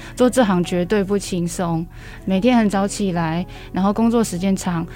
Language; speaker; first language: Chinese; native; Chinese